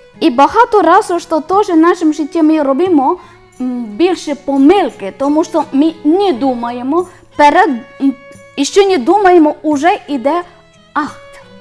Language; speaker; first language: Ukrainian; non-native, learner; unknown